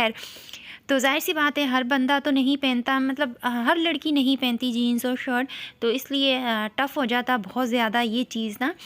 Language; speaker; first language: Urdu; native; Urdu